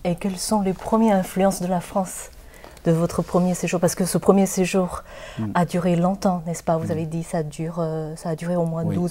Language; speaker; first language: French; non-native, fluent; Chinese